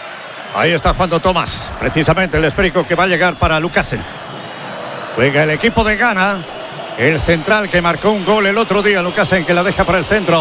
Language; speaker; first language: Spanish; native; Spanish